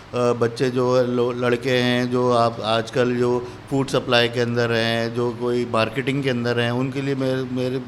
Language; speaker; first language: Urdu; native; Urdu